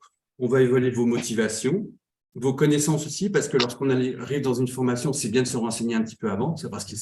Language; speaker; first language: French; native; French